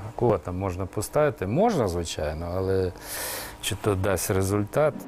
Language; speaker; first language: Ukrainian; native; Ukrainian